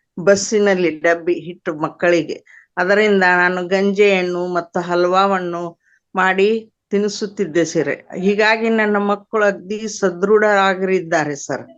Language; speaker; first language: Kannada; native; Kannada